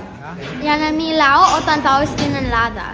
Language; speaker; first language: Greek; early bilingual, heritage; Greek